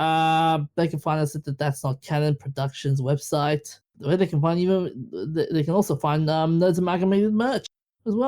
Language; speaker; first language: English; native; English